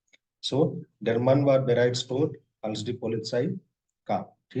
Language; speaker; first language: German; non-native, fluent; Hindi